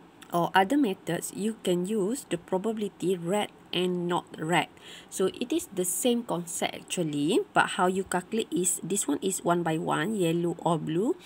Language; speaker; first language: English; non-native, local second language; Malay